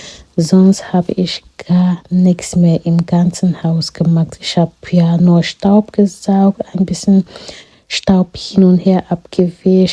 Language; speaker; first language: German; non-native, fluent; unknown